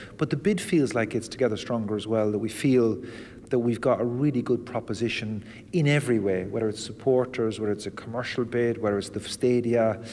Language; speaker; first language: English; native; English